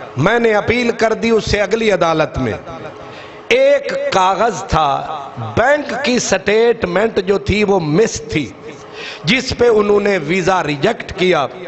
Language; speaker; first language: Urdu; non-native, local second language; Punjabi